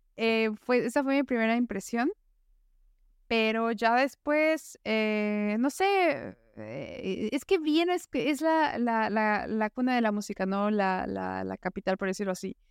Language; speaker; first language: Spanish; native; Spanish